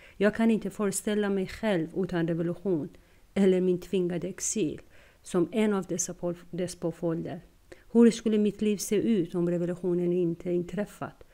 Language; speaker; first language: Swedish; non-native, fluent; Persian